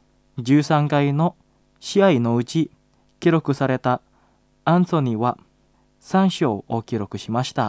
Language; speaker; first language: Japanese; non-native, fluent; Indonesian